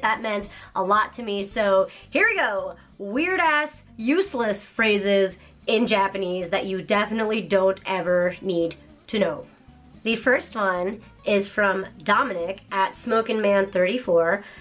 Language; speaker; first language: English; early bilingual, other home language; Japanese